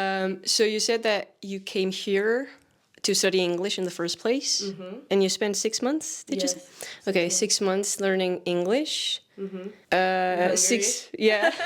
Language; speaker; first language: English; non-native, fluent; Spanish